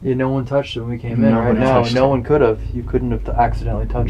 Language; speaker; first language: English; native; English